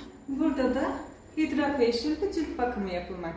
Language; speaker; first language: Turkish; native; Turkish